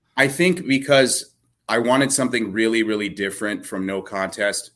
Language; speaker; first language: English; native; English